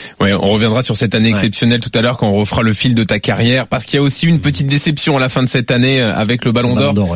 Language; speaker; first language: French; native; French